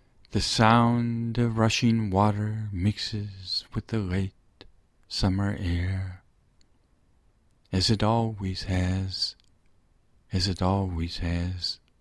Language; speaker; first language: English; native; English